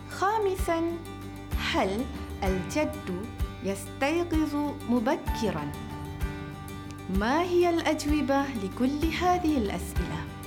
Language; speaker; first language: Arabic; non-native, fluent; Malay